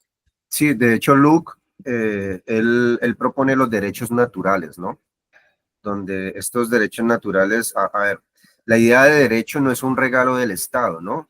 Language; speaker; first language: Spanish; native; Spanish